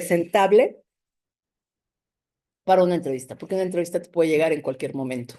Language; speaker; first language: Spanish; native; Spanish